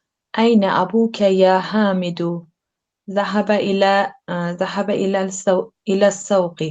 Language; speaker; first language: Arabic; non-native, learner; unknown